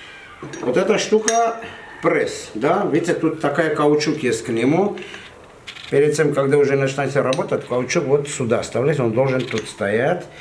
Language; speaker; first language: Russian; non-native, fluent; Armenian